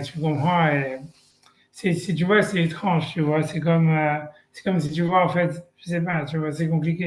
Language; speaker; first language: French; native; French